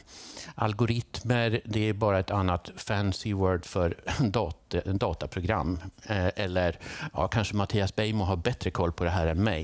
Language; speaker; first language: Swedish; native; Swedish